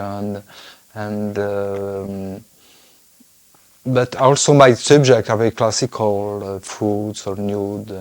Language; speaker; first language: English; non-native, fluent; French